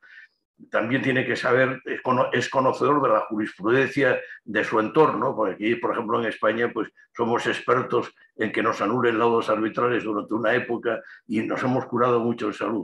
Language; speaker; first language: Spanish; native; Spanish